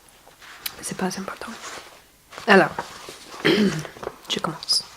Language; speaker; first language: French; non-native, learner; English